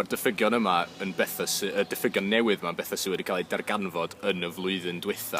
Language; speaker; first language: Welsh; native; Welsh